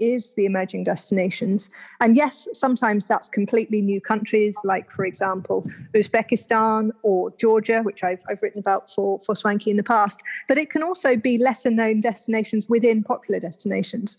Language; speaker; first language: English; native; English